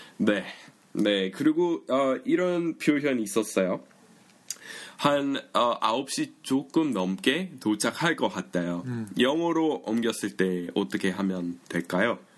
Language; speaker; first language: Korean; non-native, fluent; English